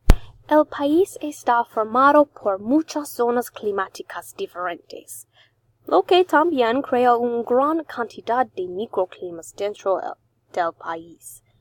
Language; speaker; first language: Spanish; non-native, learner; English